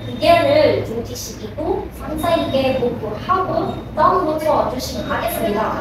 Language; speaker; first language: Korean; non-native, learner; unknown